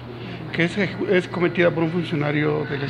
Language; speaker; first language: Spanish; native; Spanish